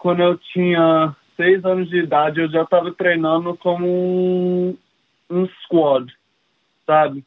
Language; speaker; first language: Portuguese; early bilingual, heritage; English